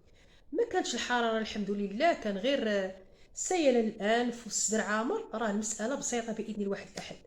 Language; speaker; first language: Arabic; native; Arabic